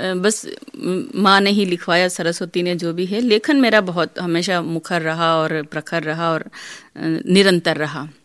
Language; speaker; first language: Hindi; non-native, local second language; Rajasthani